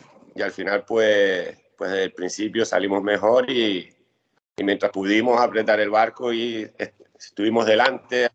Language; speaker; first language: Spanish; native; Spanish